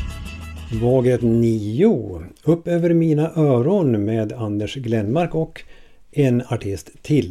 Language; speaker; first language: Swedish; native; Swedish